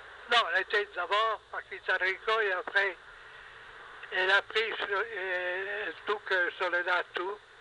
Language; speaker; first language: French; non-native, fluent; Spanish